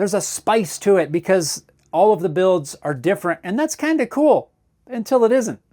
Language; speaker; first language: English; native; English